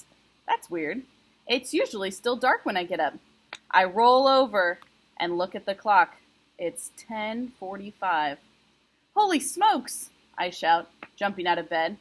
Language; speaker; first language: English; native; English